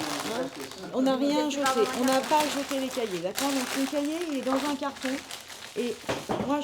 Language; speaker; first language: French; native; French